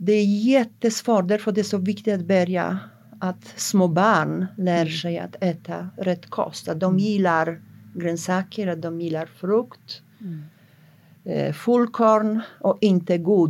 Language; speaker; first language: Swedish; non-native, fluent; Polish